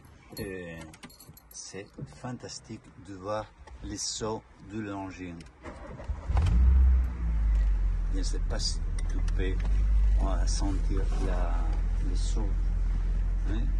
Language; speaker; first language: French; non-native, learner; Spanish